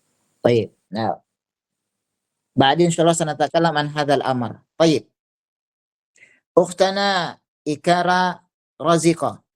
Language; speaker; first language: Arabic; non-native, fluent; Indonesian